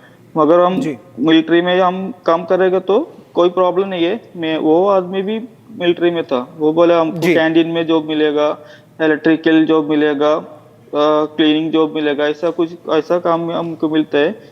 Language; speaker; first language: Hindi; non-native, local second language; Malayalam